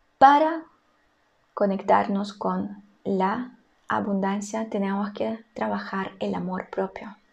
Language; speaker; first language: Spanish; non-native, fluent; Russian